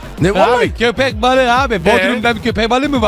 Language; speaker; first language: Turkish; non-native, learner; Italian